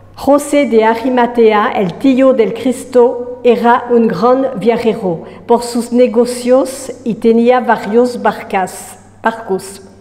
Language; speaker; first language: Spanish; non-native, fluent; French